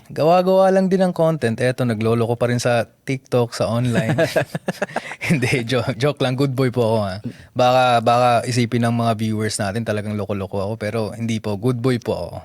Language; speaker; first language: Filipino; non-native, local second language; Punjabi